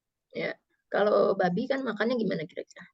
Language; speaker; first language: Indonesian; native; Indonesian